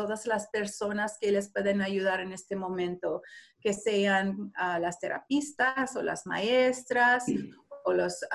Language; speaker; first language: Spanish; non-native, learner; English